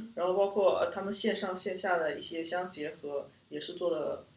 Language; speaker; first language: Chinese; native; Chinese